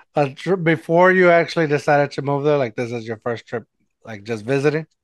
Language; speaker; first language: English; non-native, fluent; Spanish